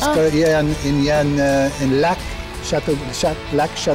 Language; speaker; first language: French; non-native, local second language; English